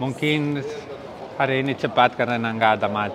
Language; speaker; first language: Indonesian; non-native, learner; Spanish